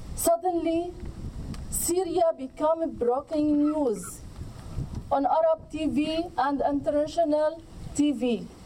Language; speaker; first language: English; non-native, learner; Arabic